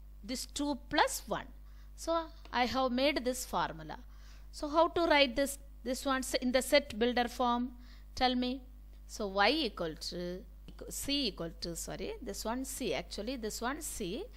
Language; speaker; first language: English; non-native, local second language; Tamil